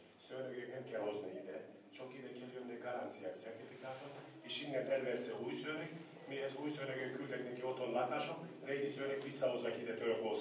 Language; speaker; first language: Hungarian; non-native, learner; Turkish